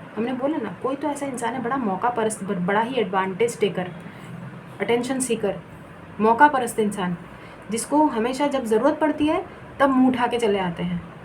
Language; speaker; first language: Hindi; non-native, local second language; Bangla